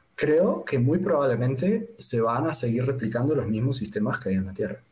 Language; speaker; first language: Spanish; native; Spanish